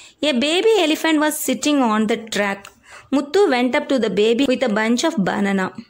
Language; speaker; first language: English; non-native, local second language; Tamil